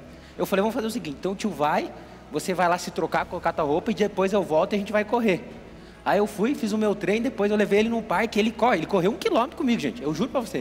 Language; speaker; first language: Portuguese; native; Portuguese